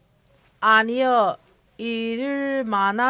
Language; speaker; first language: Korean; non-native, learner; Cantonese